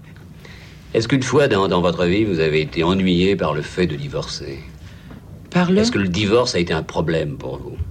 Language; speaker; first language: French; native; French